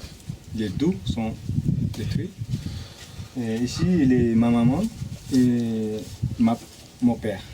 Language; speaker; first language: French; non-native, fluent; Nepali